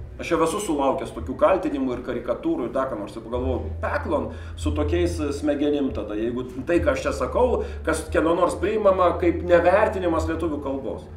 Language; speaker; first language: Lithuanian; native; Lithuanian